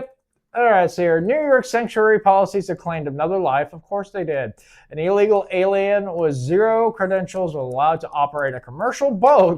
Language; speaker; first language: English; native; English